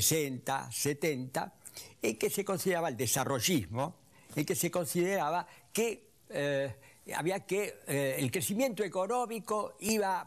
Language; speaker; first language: Spanish; native; Spanish